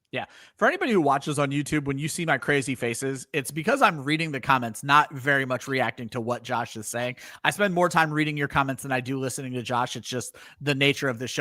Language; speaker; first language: English; native; English